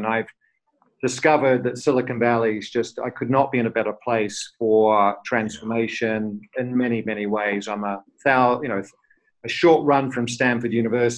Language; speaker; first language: English; native; English